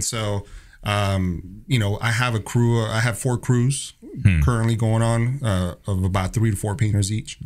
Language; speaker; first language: English; native; English